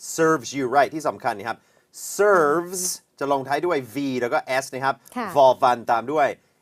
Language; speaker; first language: Thai; non-native, fluent; English